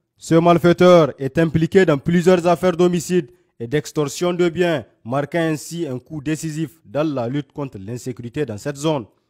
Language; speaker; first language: French; non-native, local second language; Hausa